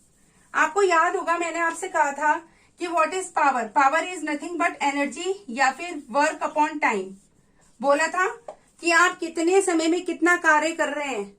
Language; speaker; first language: Hindi; native; Hindi